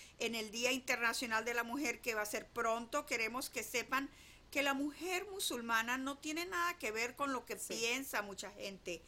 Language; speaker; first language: Spanish; native; Spanish